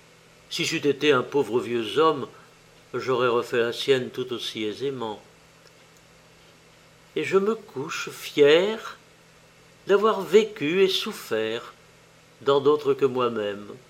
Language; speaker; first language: French; native; French